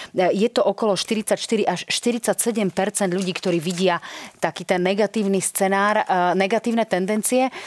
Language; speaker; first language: Slovak; native; Slovak